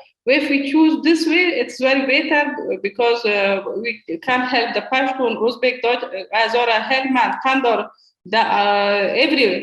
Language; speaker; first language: English; non-native, learner; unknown